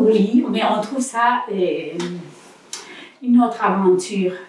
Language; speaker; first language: French; non-native, learner; Spanish